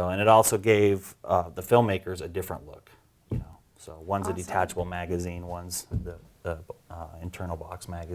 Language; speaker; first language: English; native; English